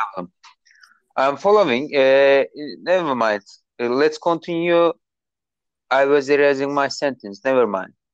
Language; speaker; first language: English; non-native, learner; Turkish